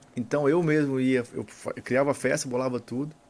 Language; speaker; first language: Portuguese; native; Portuguese